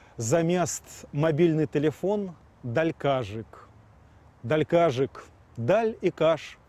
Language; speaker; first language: Belarusian; native; Belarusian